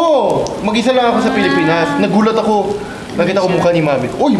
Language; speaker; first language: Filipino; non-native, fluent; Korean